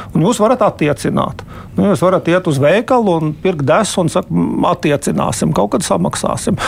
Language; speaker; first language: Latvian; native; Latvian